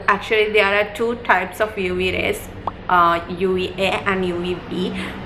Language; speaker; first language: English; non-native, local second language; Sinhala